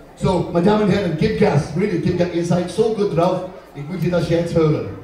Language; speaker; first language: German; non-native, learner; English